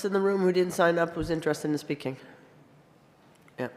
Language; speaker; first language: English; early bilingual, other home language; Finnish